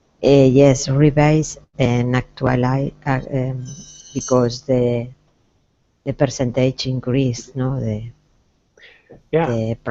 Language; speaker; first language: English; non-native, learner; Spanish